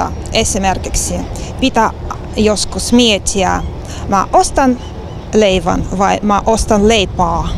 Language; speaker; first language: Finnish; non-native, learner; Russian